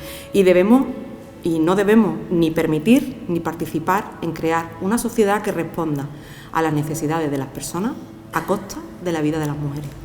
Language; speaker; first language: Spanish; native; Spanish